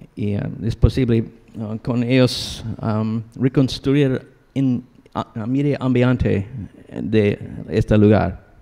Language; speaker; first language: Spanish; non-native, learner; English